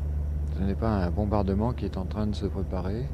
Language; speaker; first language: French; native; French